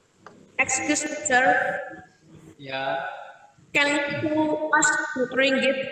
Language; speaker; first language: English; non-native, learner; Indonesian